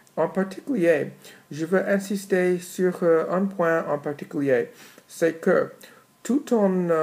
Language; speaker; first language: French; non-native, fluent; English